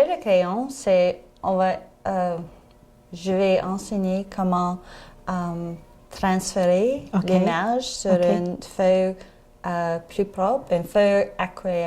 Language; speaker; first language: French; non-native, learner; English